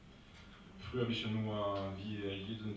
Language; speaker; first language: German; non-native, local second language; French